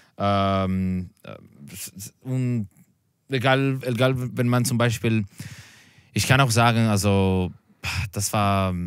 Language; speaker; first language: German; non-native, learner; Spanish